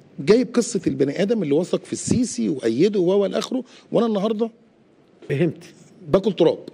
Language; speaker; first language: Arabic; native; Arabic